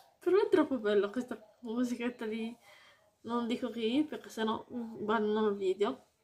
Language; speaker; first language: Italian; early bilingual, heritage; Italian